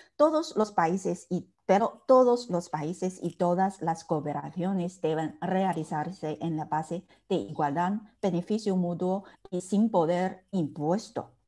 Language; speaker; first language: Spanish; non-native, fluent; Chinese